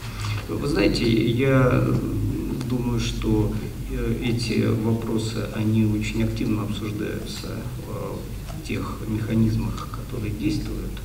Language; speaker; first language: Russian; native; Russian